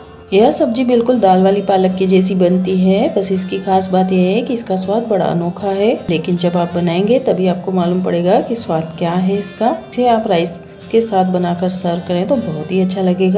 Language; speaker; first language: Hindi; native; Hindi